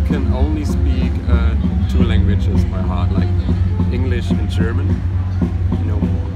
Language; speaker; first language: English; non-native, fluent; German